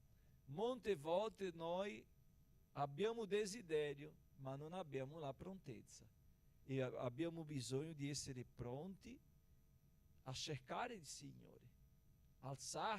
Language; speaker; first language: Italian; non-native, fluent; Portuguese